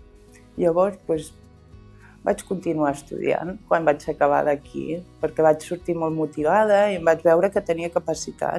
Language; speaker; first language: Catalan; non-native, local second language; Spanish